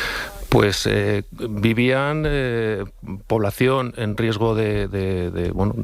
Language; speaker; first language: Spanish; native; Spanish